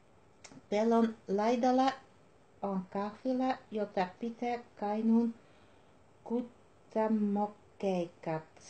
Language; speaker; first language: Finnish; non-native, learner; Dutch